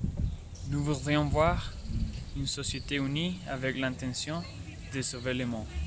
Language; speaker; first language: French; non-native, learner; Spanish